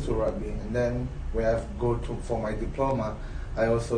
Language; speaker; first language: English; non-native, local second language; Malay